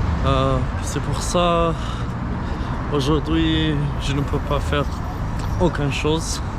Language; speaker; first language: French; non-native, learner; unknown